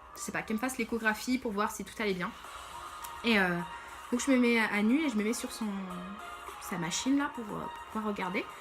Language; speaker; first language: French; early bilingual, other home language; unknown